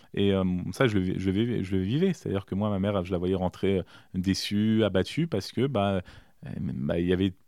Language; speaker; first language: French; native; French